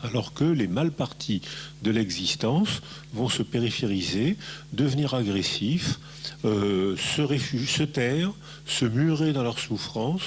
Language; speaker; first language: French; native; French